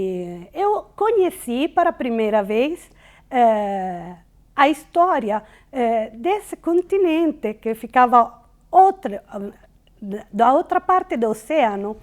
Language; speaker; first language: Portuguese; non-native, fluent; Italian